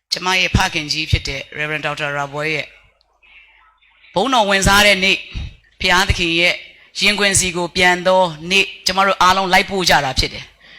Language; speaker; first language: Burmese; non-native, local second language; Hakha Chin